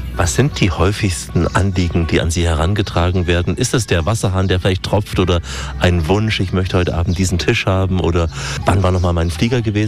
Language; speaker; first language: German; native; German